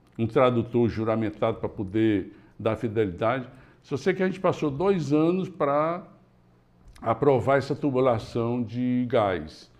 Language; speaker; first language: Portuguese; native; Portuguese